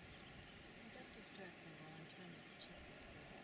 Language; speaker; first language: English; native; English